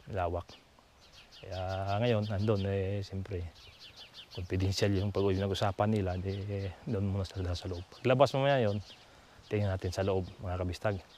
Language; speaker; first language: Filipino; non-native, local second language; Cebuano